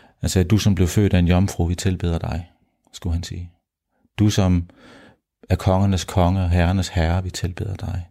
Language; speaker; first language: Danish; early bilingual, heritage; Danish